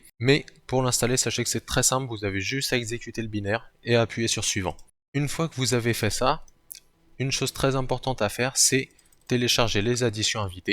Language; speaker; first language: French; native; French